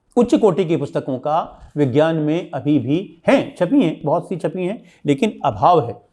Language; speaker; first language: Hindi; native; Hindi